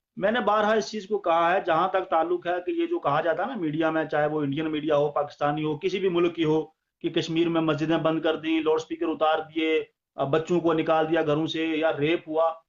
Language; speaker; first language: Urdu; non-native, local second language; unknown